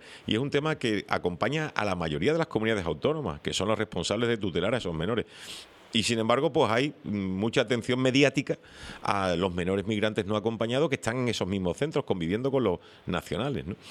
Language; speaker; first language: Spanish; native; Spanish